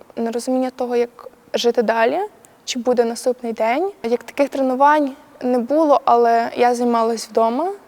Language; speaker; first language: Ukrainian; native; Ukrainian